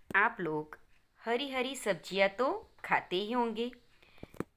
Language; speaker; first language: Hindi; non-native, local second language; Gujarati